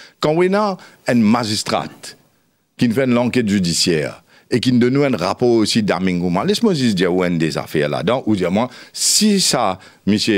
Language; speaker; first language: French; non-native, local second language; Morisyen